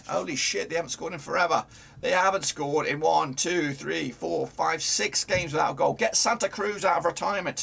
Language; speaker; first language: English; native; English